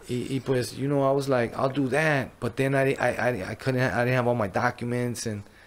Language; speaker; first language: English; early bilingual, other home language; Spanish